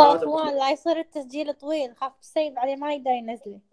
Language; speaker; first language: Arabic; native; Arabic